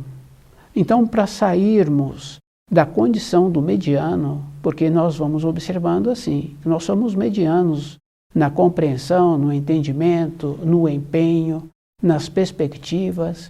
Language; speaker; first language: Portuguese; native; Portuguese